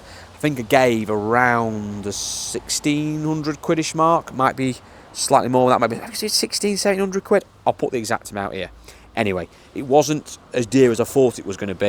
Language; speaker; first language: English; native; English